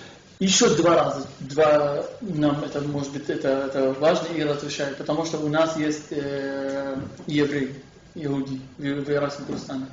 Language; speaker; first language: Russian; non-native, fluent; Kurdish